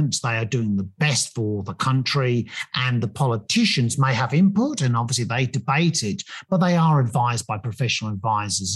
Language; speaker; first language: English; native; English